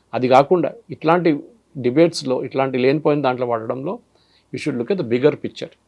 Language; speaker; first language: Telugu; non-native, fluent; Malayalam